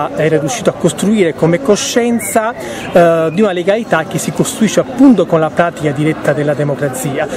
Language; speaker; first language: Italian; native; Italian